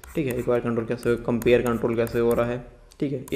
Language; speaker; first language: Hindi; native; Hindi